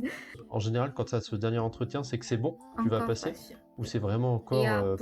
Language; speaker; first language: French; native; French